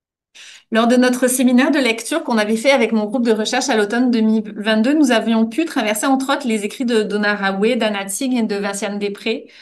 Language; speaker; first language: French; native; French